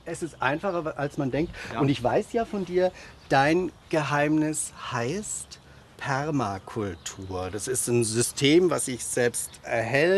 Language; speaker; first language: German; native; German